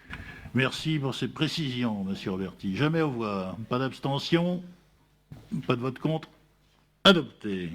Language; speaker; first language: French; native; French